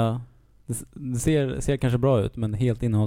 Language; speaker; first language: Swedish; native; Swedish